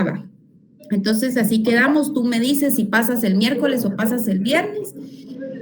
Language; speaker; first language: Spanish; native; Spanish